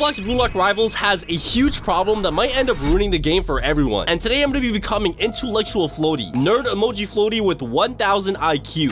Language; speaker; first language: English; native; English